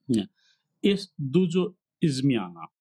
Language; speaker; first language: Polish; non-native, learner; Nepali